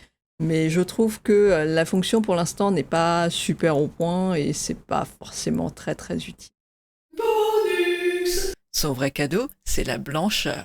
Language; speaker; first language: French; native; French